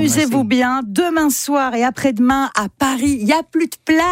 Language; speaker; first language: French; native; French